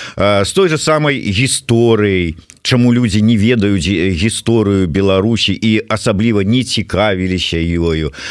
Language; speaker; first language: Belarusian; non-native, local second language; Russian